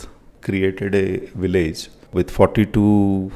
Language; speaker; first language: English; non-native, local second language; Odia